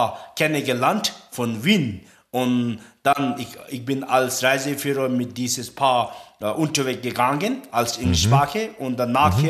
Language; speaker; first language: German; non-native, learner; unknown